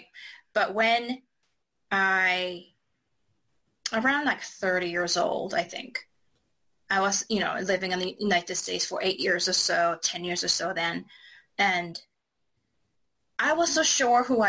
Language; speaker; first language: English; non-native, fluent; Japanese